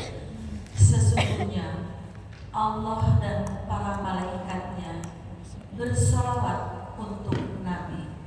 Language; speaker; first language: Indonesian; native; Indonesian